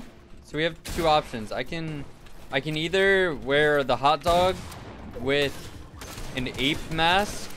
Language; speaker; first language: English; native; English